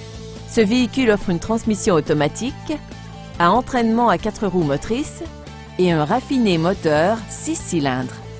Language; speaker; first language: French; native; French